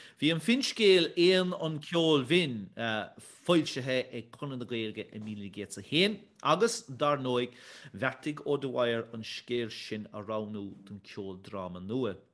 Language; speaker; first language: Irish; native; Irish